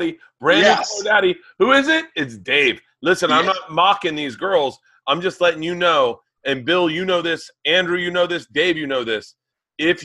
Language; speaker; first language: English; native; English